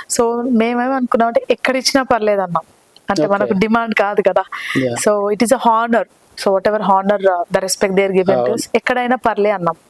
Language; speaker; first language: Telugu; native; Telugu